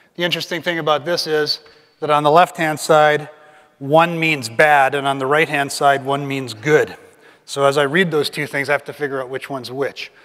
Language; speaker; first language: English; native; English